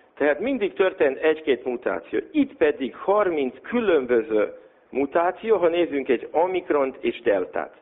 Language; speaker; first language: Hungarian; non-native, local second language; Serbian